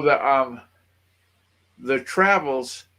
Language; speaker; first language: English; native; English